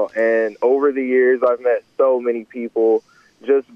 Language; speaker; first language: English; native; English